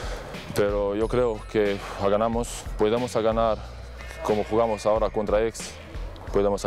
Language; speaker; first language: Spanish; non-native, learner; Croatian